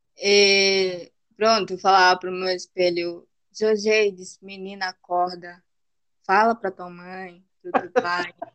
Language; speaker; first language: Portuguese; non-native, fluent; Spanish